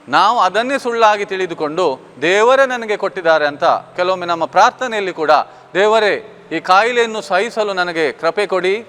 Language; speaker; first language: Kannada; non-native, local second language; Konkani